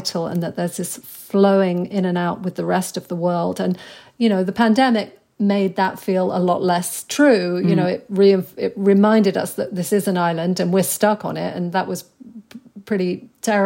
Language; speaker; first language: English; native; English